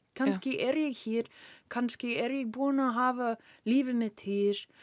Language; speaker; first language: Icelandic; non-native, learner; English